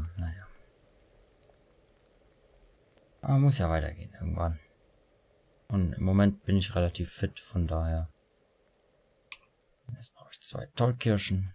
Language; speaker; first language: German; native; German